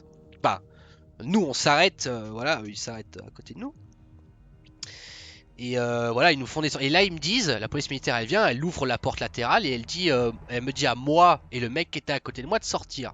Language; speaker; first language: French; native; French